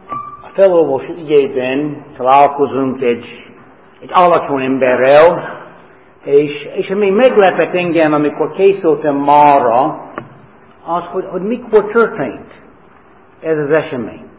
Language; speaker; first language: Hungarian; non-native, fluent; English